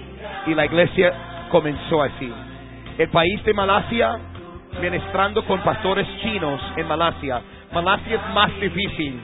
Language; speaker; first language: Spanish; non-native, fluent; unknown